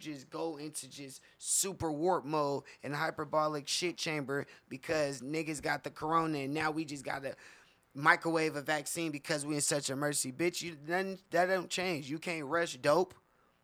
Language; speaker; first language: English; native; English